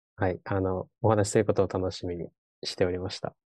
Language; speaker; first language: Japanese; native; Japanese